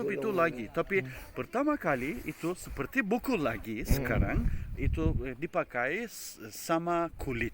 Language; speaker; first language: Indonesian; non-native, fluent; Turkish